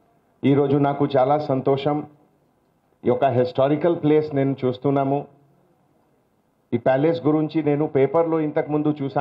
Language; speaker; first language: Telugu; non-native, local second language; Hindi